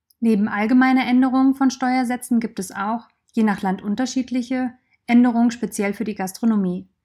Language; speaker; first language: German; native; German